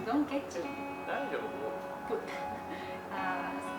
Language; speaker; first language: English; non-native, learner; Japanese